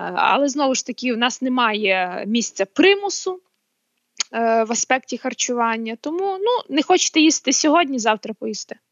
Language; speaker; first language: Ukrainian; native; Ukrainian